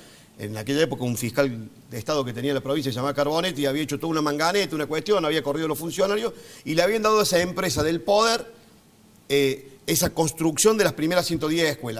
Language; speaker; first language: Spanish; native; Spanish